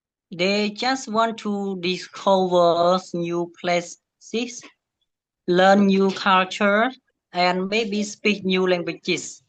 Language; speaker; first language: English; non-native, learner; Khmer